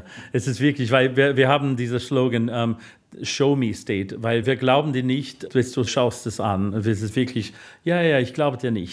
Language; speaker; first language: German; non-native, fluent; English